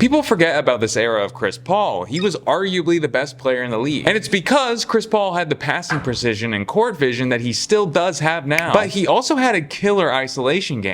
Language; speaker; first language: English; native; English